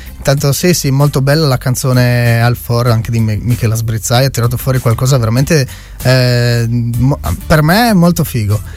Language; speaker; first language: Italian; native; Italian